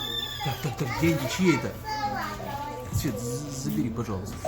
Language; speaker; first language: Russian; native; Russian